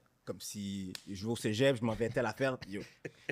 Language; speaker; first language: French; native; French